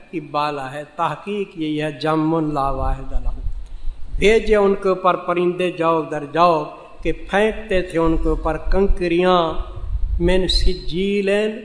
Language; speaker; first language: Urdu; non-native, local second language; Saraiki